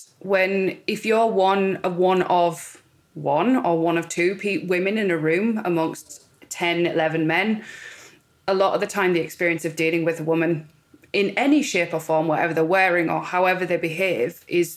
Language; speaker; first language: English; native; English